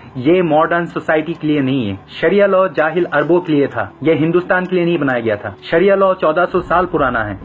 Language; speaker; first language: Hindi; non-native, fluent; Bangla